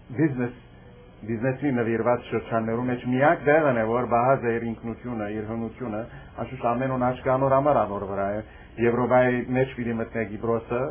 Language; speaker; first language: Armenian; early bilingual, heritage; Armenian